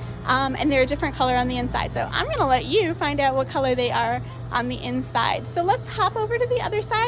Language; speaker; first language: English; native; English